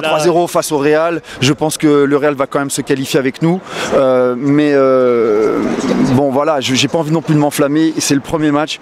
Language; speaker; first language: French; native; French